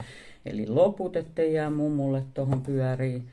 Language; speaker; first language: Finnish; native; Finnish